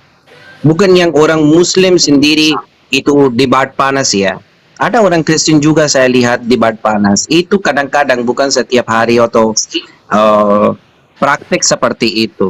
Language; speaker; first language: Indonesian; non-native, learner; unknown